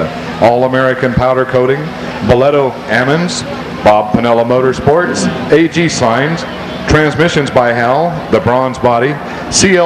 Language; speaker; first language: English; native; English